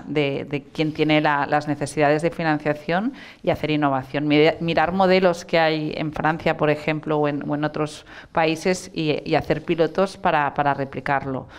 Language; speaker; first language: Spanish; non-native, local second language; Catalan